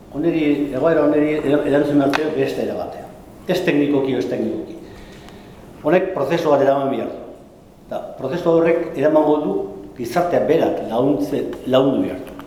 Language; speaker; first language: Basque; non-native, local second language; Spanish